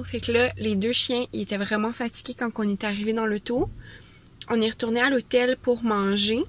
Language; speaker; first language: French; native; French